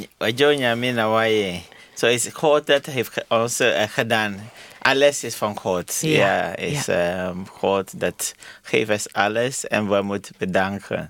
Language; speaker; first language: Dutch; non-native, learner; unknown